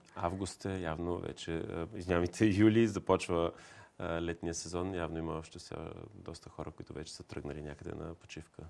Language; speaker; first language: Bulgarian; native; Bulgarian